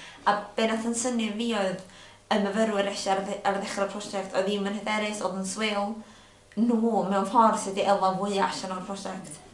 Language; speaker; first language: Welsh; native; Welsh